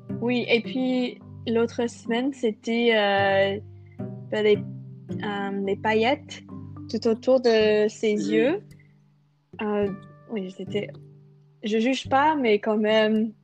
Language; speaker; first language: French; non-native, fluent; English